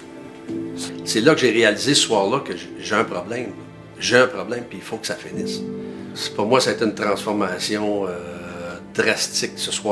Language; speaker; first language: French; native; French